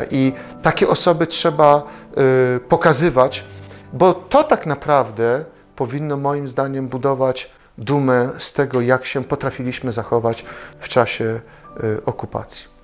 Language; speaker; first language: Polish; native; Polish